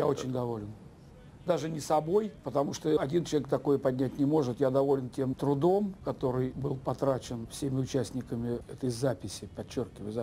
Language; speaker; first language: Russian; native; Russian